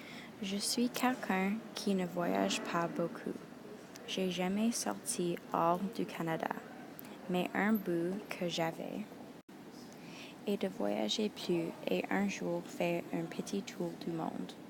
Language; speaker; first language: French; non-native, local second language; English